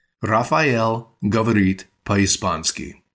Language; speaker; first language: Russian; non-native, fluent; English